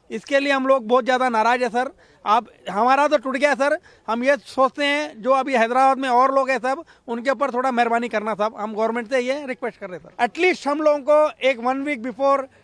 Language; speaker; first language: Hindi; non-native, local second language; Urdu